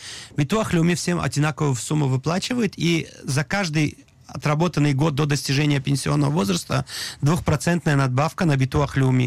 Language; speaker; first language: Russian; native; Russian